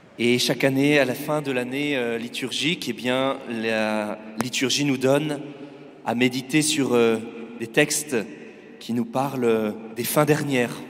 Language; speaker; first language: French; native; French